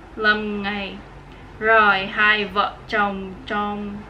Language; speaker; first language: Vietnamese; non-native, learner; English